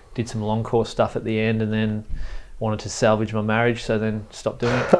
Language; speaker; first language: English; native; English